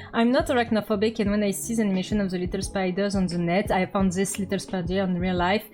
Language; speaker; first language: English; non-native, fluent; French